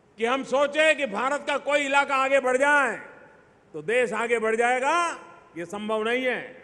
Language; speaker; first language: Hindi; non-native, local second language; Gujarati